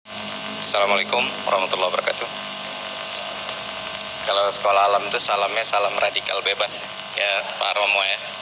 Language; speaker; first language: Indonesian; native; Indonesian